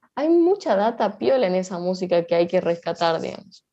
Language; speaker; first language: Spanish; native; Spanish